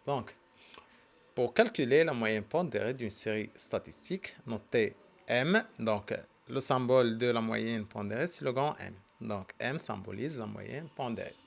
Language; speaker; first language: French; non-native, local second language; Arabic